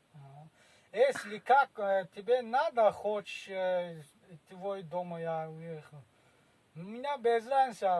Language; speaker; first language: Russian; non-native, learner; Tajik